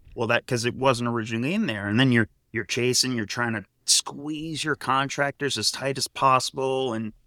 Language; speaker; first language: English; native; English